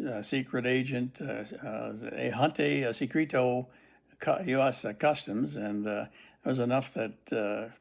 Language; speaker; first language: English; native; English